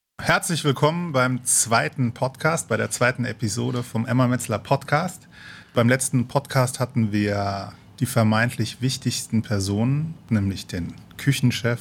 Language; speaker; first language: German; native; German